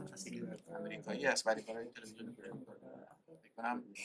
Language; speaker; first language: Persian; non-native, learner; Kurdish